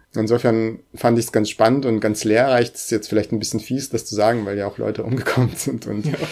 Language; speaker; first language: German; early bilingual, other home language; Russian